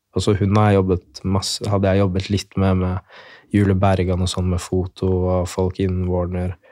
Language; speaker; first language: Norwegian; native; Norwegian